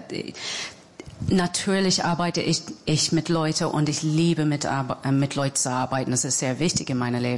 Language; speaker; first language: German; non-native, fluent; English